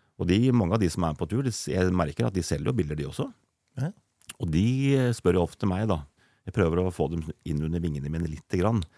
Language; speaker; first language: Norwegian; native; Norwegian